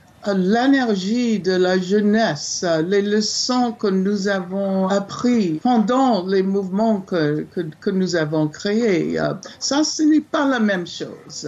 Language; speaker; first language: French; non-native, fluent; English